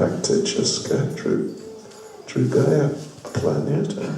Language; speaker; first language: Russian; non-native, learner; English